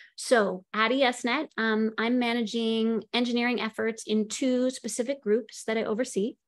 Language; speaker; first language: English; native; English